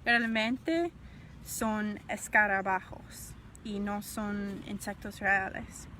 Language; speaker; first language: Spanish; non-native, learner; English